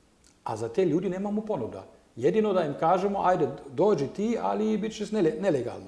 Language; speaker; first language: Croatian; non-native, learner; German